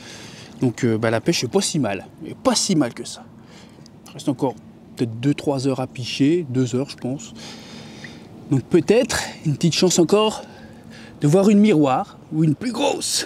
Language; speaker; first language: French; native; French